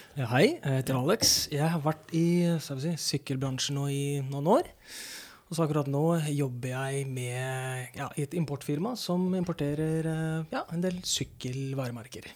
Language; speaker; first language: Norwegian; non-native, fluent; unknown